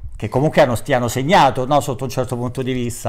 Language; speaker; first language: Italian; native; Italian